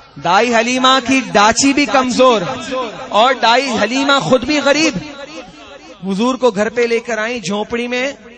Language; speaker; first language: Urdu; non-native, local second language; Punjabi